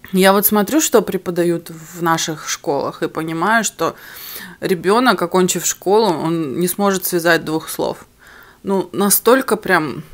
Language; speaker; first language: Russian; early bilingual, other home language; Armenian